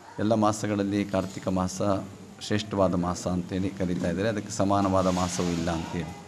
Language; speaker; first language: Kannada; native; Kannada